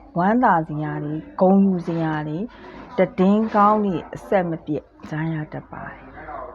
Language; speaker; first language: Burmese; native; Burmese